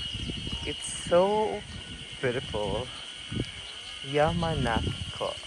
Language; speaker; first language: English; non-native, local second language; Filipino